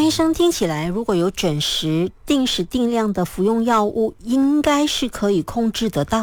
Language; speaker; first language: Chinese; native; Chinese